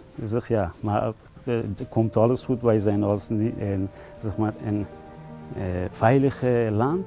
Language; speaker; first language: Dutch; non-native, learner; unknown